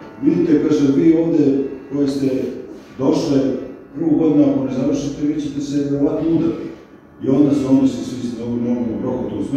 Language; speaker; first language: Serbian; early bilingual, heritage; Serbian